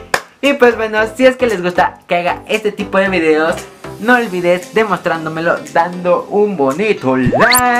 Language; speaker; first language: Spanish; native; Spanish